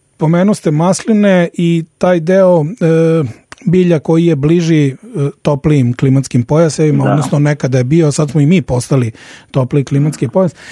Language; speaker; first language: Serbian; native; Serbian